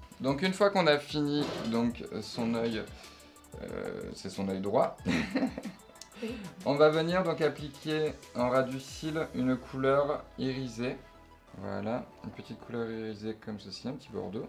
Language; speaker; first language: French; native; French